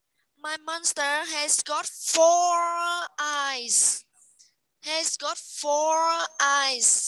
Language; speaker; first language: English; non-native, fluent; Vietnamese